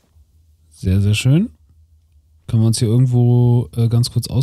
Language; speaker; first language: German; native; German